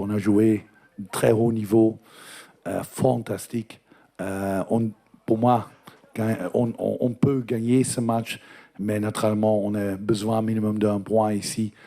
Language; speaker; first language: French; non-native, fluent; Dutch